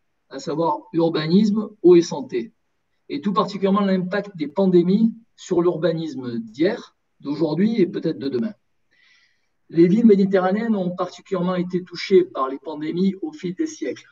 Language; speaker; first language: French; native; French